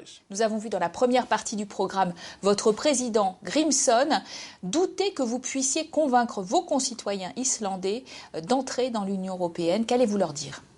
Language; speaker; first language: French; native; French